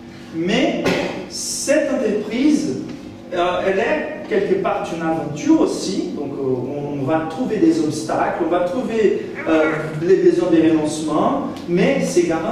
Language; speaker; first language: French; non-native, fluent; Portuguese